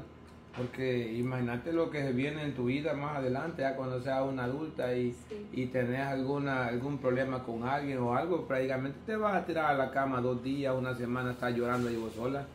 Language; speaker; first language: Spanish; native; Spanish